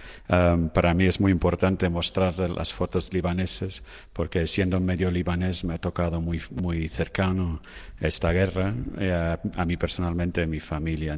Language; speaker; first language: Spanish; non-native, fluent; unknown